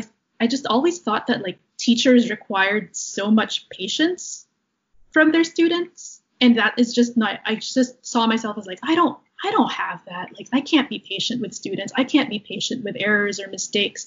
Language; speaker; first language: English; non-native, local second language; Filipino